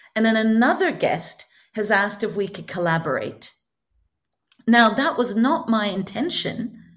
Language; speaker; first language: English; non-native, fluent; Norwegian